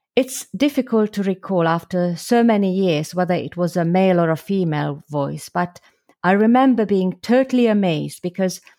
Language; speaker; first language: English; non-native, fluent; Slovak